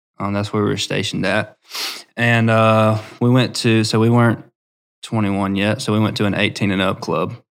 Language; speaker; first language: English; native; English